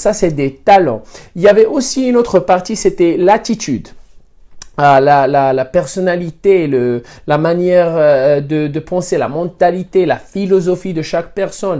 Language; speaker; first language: French; non-native, fluent; Spanish